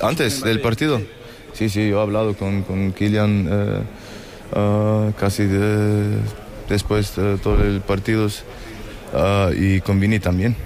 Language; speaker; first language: Spanish; non-native, fluent; German